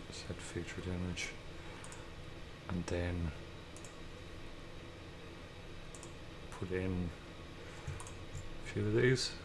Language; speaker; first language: English; native; English